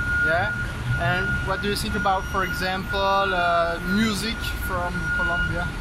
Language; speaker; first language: English; non-native, learner; French